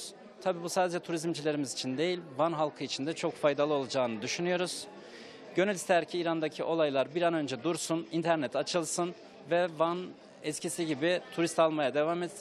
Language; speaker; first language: Turkish; native; Turkish